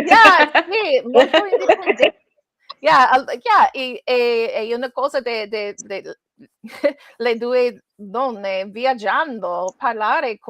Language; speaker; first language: Italian; non-native, learner; English